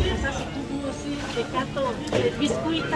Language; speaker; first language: French; non-native, learner; Thai